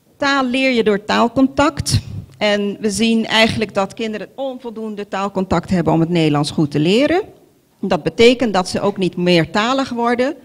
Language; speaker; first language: Dutch; non-native, local second language; Papiamento